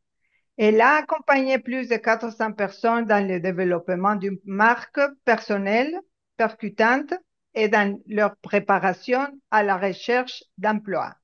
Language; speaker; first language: French; non-native, fluent; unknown